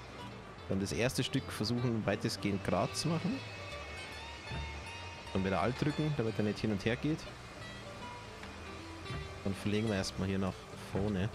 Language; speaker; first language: German; native; German